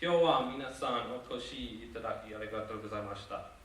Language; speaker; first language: Japanese; non-native, learner; English